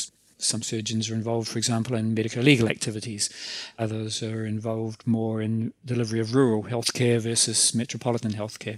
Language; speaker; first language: English; native; English